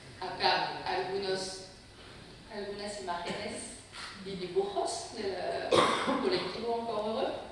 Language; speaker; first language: Spanish; non-native, fluent; French